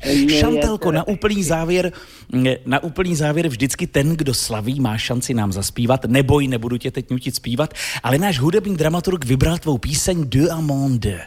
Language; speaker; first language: Czech; native; Czech